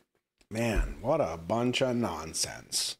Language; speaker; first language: English; native; English